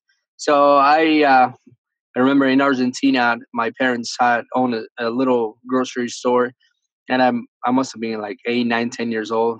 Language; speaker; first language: English; early bilingual, other home language; Spanish